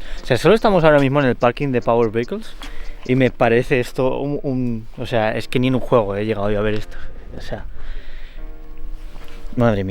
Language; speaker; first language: Spanish; native; Spanish